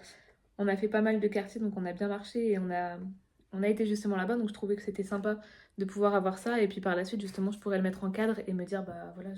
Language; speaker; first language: French; native; French